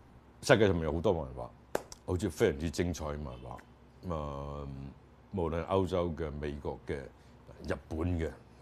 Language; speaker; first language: Chinese; native; Chinese